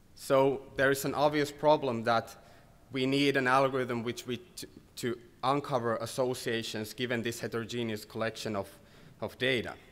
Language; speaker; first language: English; non-native, fluent; Finnish